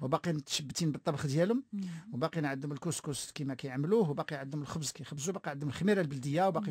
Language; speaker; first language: Arabic; native; Arabic